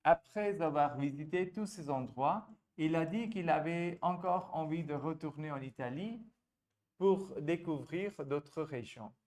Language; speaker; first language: French; non-native, fluent; Hindi